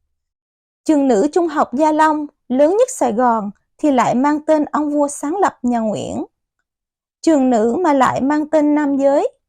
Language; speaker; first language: Vietnamese; native; Vietnamese